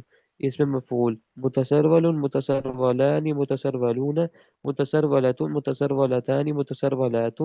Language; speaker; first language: Arabic; non-native, learner; Urdu